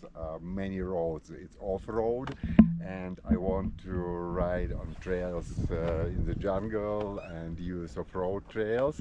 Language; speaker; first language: English; non-native, learner; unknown